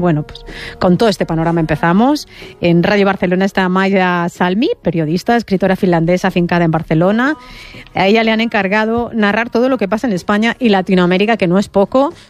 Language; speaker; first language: Spanish; native; Spanish